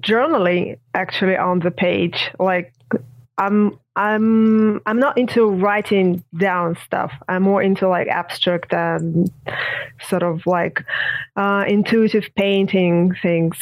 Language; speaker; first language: English; non-native, fluent; Russian